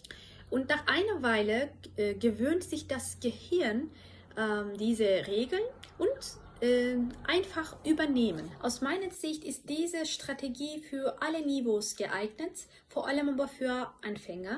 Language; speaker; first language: German; non-native, fluent; Turkish